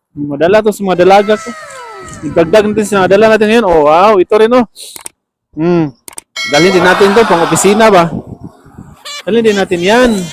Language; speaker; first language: Filipino; non-native, local second language; Cebuano